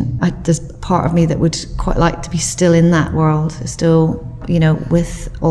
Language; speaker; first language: English; native; English